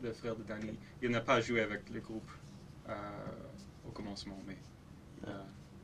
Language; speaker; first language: French; non-native, local second language; English